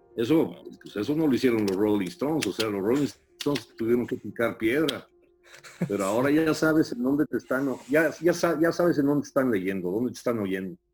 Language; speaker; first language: Spanish; early bilingual, heritage; Spanish